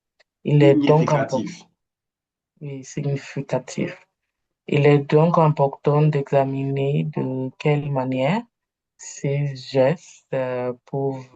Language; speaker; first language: French; non-native, learner; Igbo